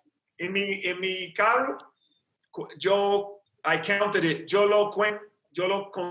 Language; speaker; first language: Spanish; non-native, learner; English